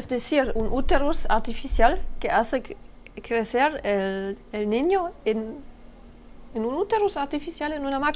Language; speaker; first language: Spanish; non-native, learner; French